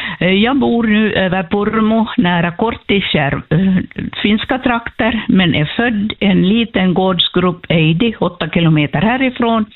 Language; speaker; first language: Swedish; native; Swedish